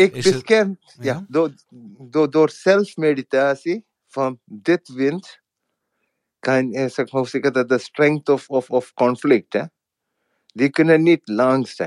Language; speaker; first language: Dutch; non-native, fluent; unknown